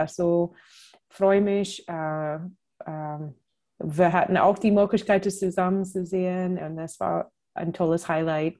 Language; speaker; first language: German; non-native, fluent; English